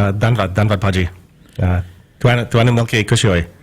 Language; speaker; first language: Punjabi; non-native, learner; English